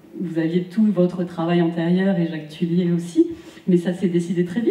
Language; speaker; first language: French; native; French